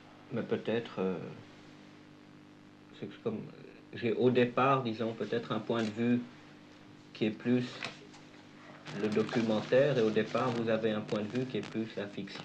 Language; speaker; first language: French; native; French